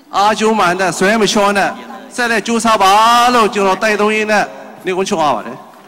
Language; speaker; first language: Burmese; non-native, local second language; Chinese